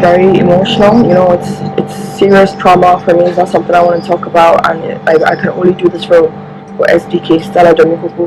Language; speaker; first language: English; non-native, local second language; Hausa